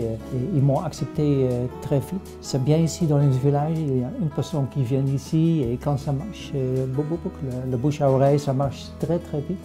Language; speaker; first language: French; non-native, fluent; Dutch